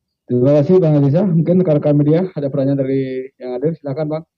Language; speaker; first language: Indonesian; native; Indonesian